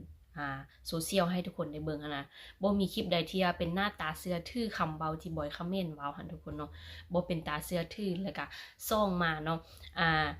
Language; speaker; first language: Thai; non-native, local second language; Lao